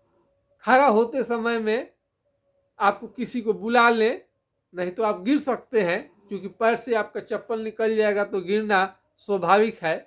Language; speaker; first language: Hindi; non-native, local second language; Bhojpuri